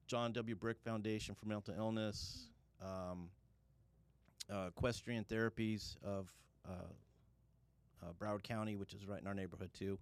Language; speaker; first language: English; native; English